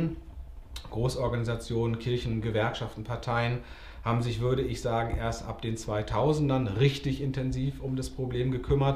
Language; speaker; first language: German; native; German